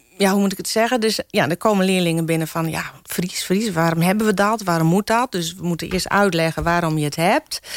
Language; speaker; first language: Dutch; non-native, local second language; Western Frisian